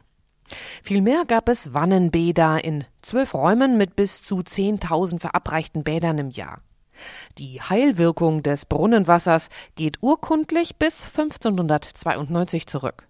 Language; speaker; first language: German; native; German